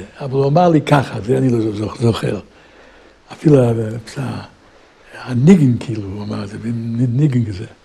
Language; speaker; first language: Hebrew; non-native, fluent; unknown